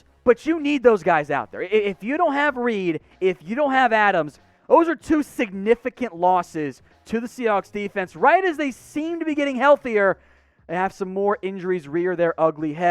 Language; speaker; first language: English; native; English